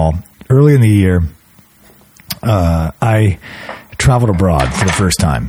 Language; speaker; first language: English; native; English